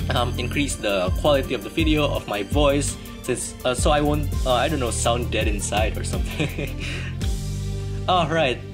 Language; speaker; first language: English; non-native, fluent; Indonesian